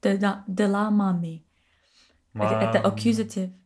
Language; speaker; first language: Russian; non-native, learner; English